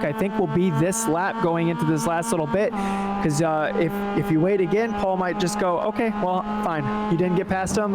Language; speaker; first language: English; native; English